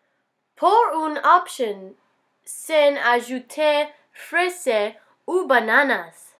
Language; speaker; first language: French; non-native, learner; English